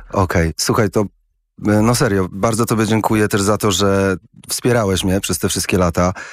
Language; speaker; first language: Polish; early bilingual, heritage; Polish